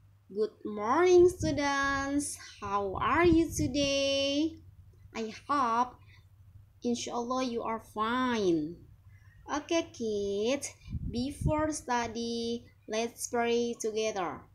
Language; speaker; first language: English; non-native, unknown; Indonesian